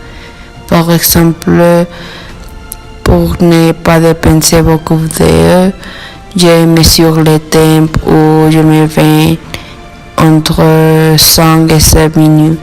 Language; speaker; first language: French; non-native, learner; Spanish